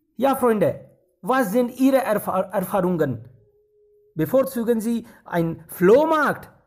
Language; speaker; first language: German; non-native, fluent; Hindi